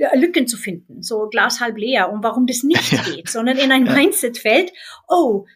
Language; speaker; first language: German; non-native, fluent; Swedish